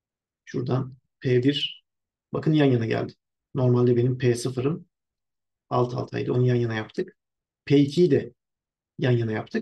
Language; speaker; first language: Turkish; native; Turkish